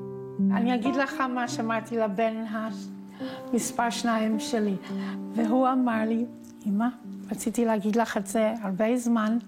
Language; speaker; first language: Hebrew; non-native, fluent; English